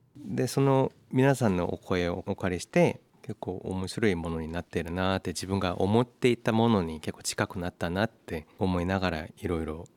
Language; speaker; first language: Japanese; non-native, fluent; Korean